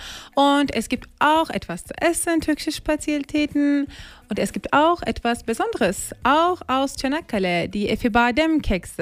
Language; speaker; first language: German; non-native, fluent; Turkish